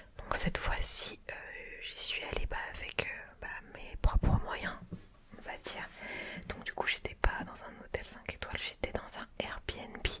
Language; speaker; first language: French; early bilingual, other home language; Vietnamese